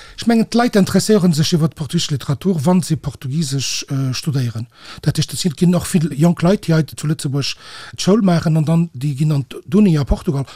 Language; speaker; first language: Luxembourgish; early bilingual, other home language; Portuguese